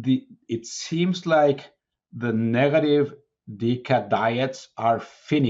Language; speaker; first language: English; non-native, fluent; Spanish